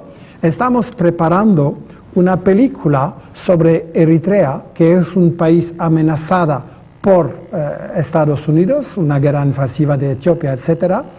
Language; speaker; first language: Spanish; non-native, fluent; French